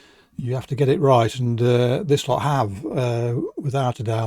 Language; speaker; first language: English; native; English